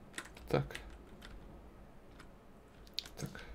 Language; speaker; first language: Russian; native; Russian